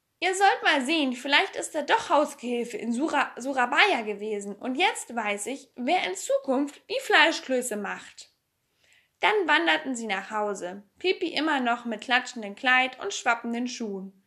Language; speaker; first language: German; native; German